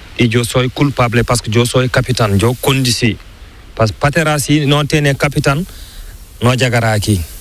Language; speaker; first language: Spanish; non-native, learner; Fula